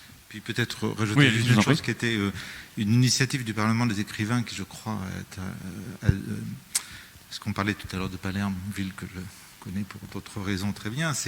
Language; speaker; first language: French; native; French